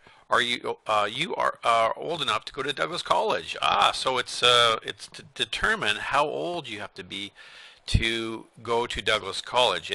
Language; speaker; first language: English; native; English